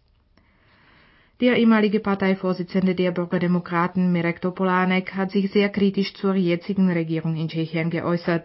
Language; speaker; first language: German; non-native, fluent; Czech